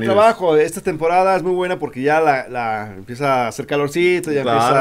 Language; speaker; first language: Spanish; native; Spanish